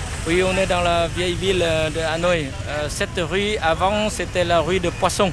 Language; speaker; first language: French; non-native, fluent; Vietnamese